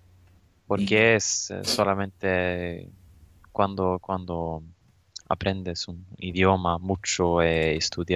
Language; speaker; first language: Spanish; non-native, learner; Swedish